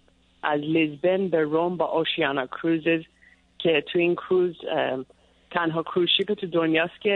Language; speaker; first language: Persian; early bilingual, heritage; Persian